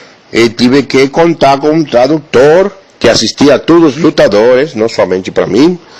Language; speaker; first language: Portuguese; non-native, learner; Spanish